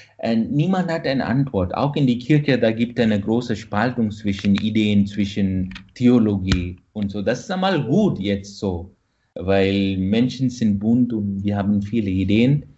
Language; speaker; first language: German; non-native, fluent; Malayalam